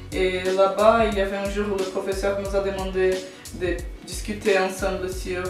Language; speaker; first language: French; non-native, fluent; Portuguese